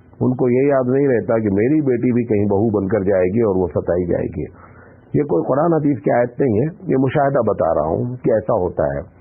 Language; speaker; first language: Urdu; native; Urdu